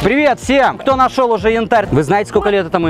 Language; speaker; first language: Russian; native; Russian